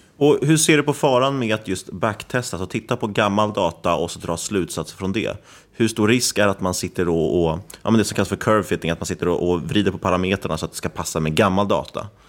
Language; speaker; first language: Swedish; native; Swedish